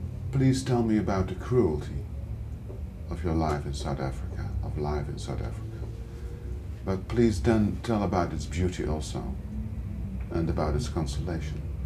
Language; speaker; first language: English; non-native, fluent; Dutch